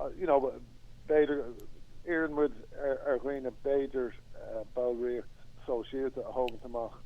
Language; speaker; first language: Irish; non-native, local second language; English